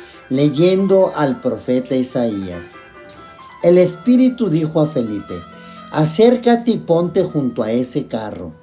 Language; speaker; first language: Spanish; native; Spanish